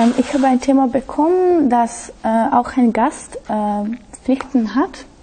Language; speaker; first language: German; non-native, learner; Slovak